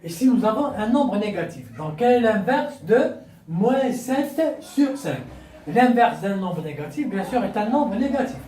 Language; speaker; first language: French; non-native, local second language; Arabic